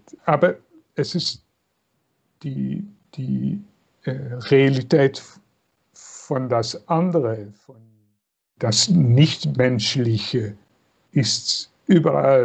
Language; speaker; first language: German; non-native, fluent; Dutch